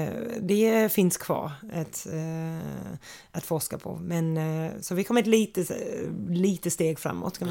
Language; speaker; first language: Swedish; non-native, fluent; English